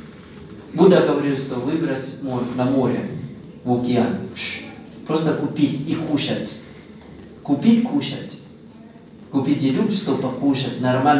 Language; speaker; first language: Russian; non-native, learner; Thai